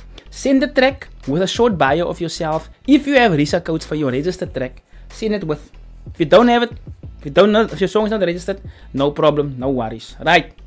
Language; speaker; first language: English; non-native, local second language; Afrikaans